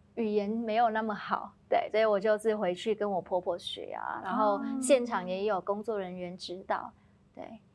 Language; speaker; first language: Chinese; non-native, fluent; Vietnamese